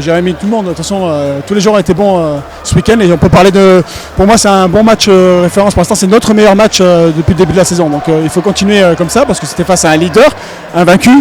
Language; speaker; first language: French; native; French